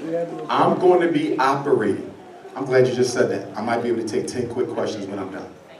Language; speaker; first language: English; native; English